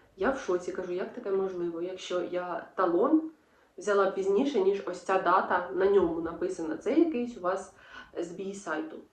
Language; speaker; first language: Ukrainian; non-native, local second language; Russian